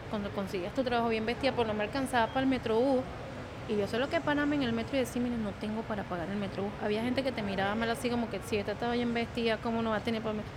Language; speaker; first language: Spanish; native; Spanish